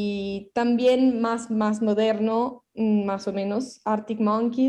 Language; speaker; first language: Spanish; non-native, fluent; Italian